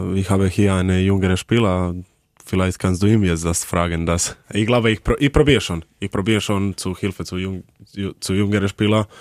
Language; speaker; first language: German; non-native, learner; Croatian